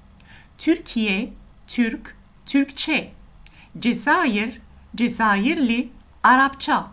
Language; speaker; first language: Turkish; non-native, learner; French